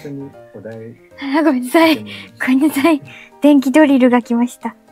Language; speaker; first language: Japanese; native; Japanese